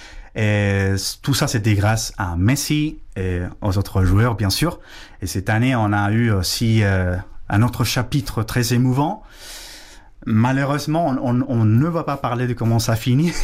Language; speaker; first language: French; non-native, fluent; Spanish